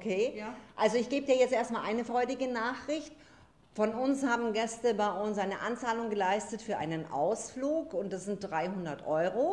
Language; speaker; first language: German; native; German